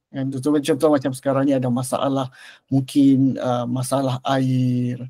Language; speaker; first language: Malay; native; Malay